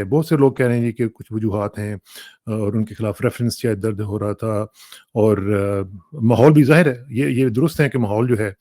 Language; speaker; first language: Urdu; native; Urdu